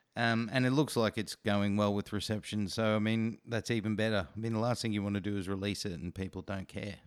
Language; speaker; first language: English; native; English